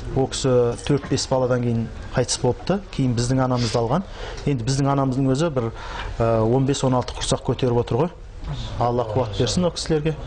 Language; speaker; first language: Kazakh; native; Kazakh